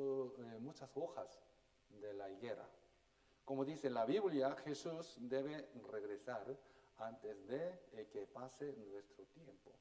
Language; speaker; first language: Spanish; non-native, fluent; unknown